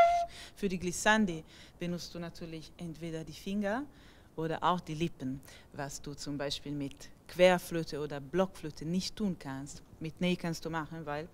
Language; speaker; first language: German; non-native, fluent; Italian